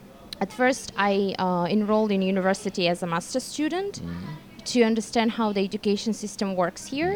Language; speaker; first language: English; non-native, fluent; Russian